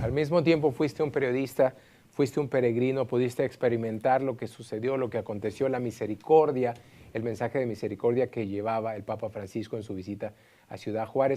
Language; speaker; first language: Spanish; native; Spanish